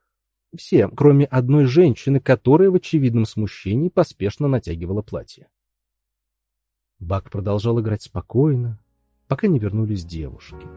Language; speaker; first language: Russian; native; Russian